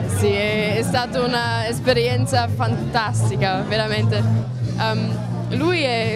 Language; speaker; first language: Italian; non-native, fluent; German